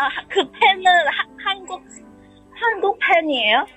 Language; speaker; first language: Korean; non-native, learner; Chinese